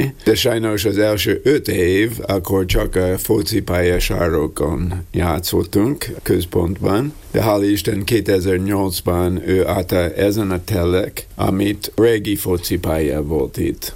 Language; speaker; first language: Hungarian; non-native, learner; English